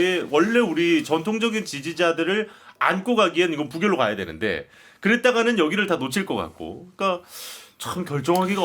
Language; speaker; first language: Korean; native; Korean